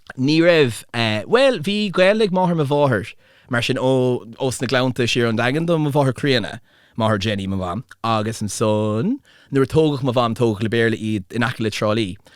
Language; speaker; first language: Irish; non-native, local second language; English